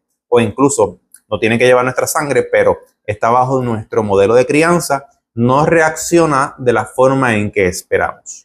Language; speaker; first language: Spanish; native; Spanish